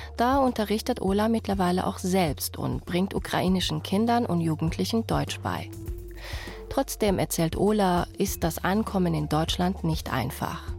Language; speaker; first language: German; early bilingual, other home language; Persian